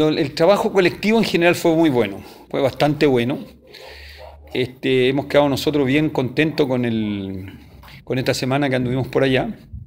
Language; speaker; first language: Spanish; native; Spanish